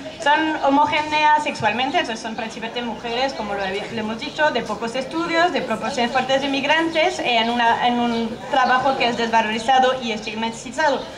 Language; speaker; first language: Spanish; non-native, fluent; French